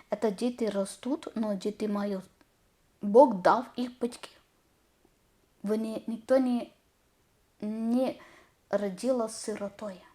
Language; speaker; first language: Ukrainian; non-native, learner; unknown